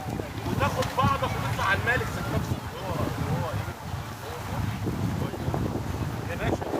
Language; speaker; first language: Arabic; native; Arabic